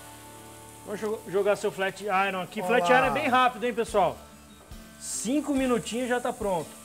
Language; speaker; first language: Portuguese; native; Portuguese